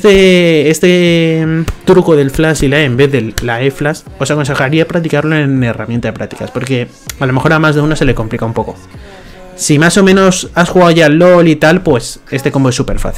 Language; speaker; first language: Spanish; native; Spanish